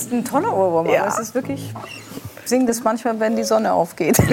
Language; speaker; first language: German; native; German